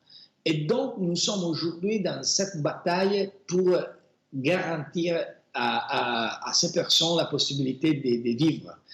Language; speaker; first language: French; non-native, fluent; Italian